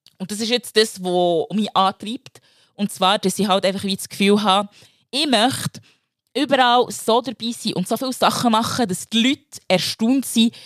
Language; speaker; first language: German; early bilingual, other home language; Lingala